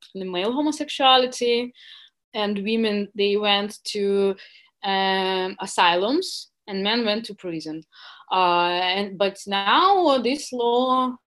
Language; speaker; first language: English; non-native, fluent; Russian